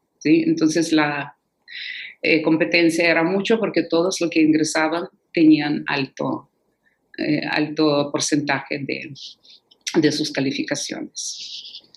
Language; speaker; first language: Spanish; non-native, fluent; Russian